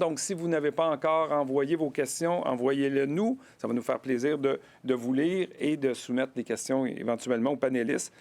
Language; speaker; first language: French; native; French